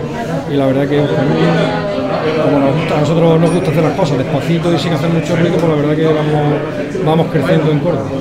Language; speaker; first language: Spanish; native; Spanish